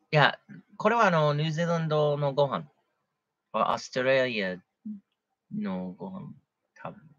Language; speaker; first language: Japanese; non-native, learner; English